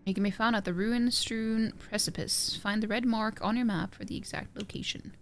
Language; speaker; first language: English; non-native, fluent; Norwegian